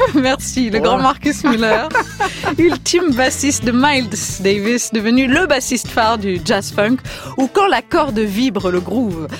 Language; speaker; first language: French; native; French